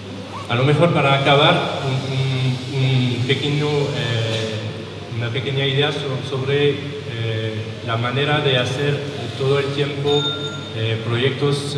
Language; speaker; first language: Spanish; non-native, learner; French